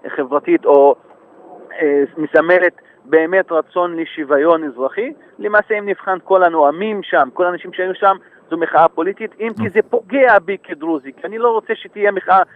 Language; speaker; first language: Hebrew; non-native, local second language; Arabic